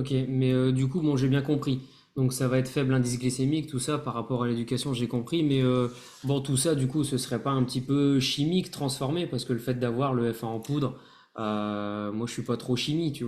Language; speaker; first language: French; native; French